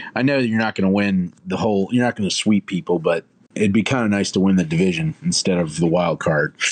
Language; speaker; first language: English; native; English